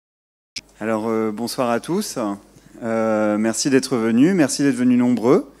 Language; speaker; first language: French; native; French